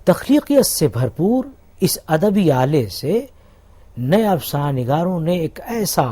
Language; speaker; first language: Urdu; native; Urdu